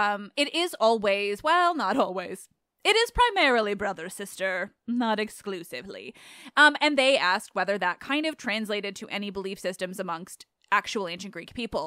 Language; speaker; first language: English; native; English